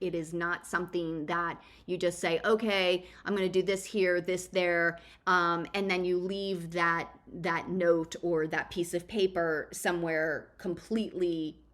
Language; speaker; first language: English; native; English